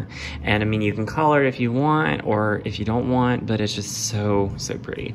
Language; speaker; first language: English; native; English